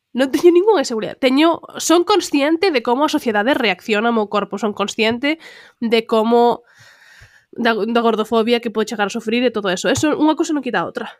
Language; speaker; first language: Galician; non-native, local second language; Spanish